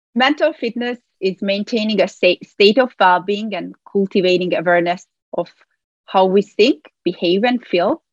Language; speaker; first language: English; non-native, fluent; Hungarian